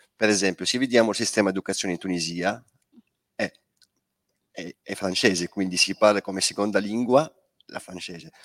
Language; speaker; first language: Italian; non-native, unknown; Arabic